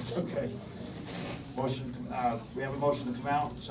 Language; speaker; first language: English; native; English